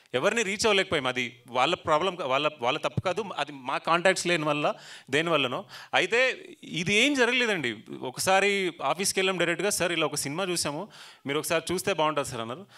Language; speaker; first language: Telugu; native; Telugu